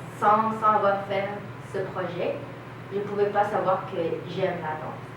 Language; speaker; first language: French; non-native, learner; English